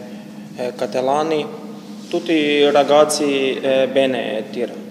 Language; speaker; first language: Italian; non-native, learner; Croatian